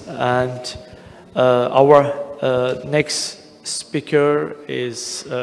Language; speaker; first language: English; non-native, fluent; Azerbaijani